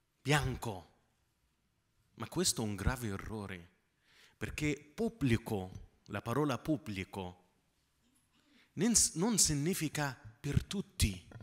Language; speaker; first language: Italian; non-native, fluent; Arabic